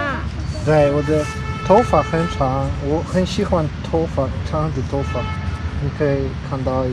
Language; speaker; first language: Chinese; non-native, learner; Polish